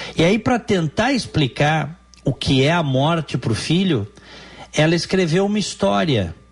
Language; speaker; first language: Portuguese; native; Portuguese